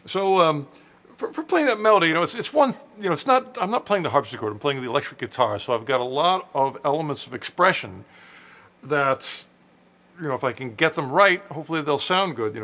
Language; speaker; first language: English; native; English